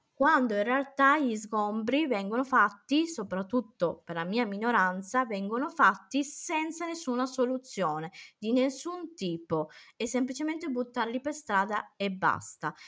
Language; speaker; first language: Italian; early bilingual, other home language; Romany